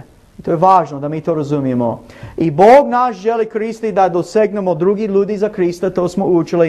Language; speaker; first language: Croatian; non-native, learner; English